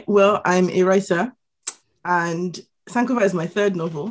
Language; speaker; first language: English; non-native, local second language; Igbo